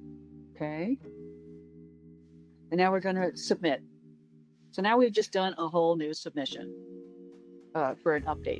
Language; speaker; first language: English; native; English